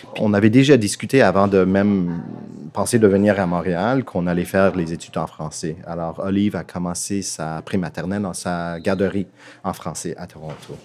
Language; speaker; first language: French; non-native, local second language; English